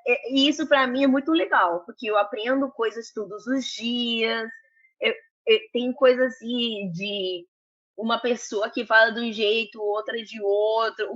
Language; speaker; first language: Portuguese; non-native, fluent; Spanish